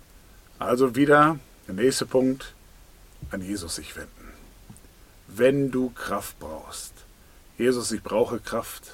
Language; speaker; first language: German; native; German